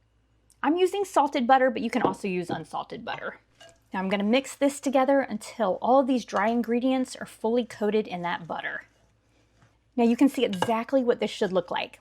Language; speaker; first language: English; native; English